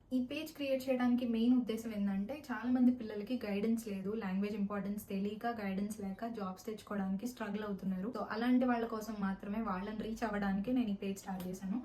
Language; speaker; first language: Telugu; native; Telugu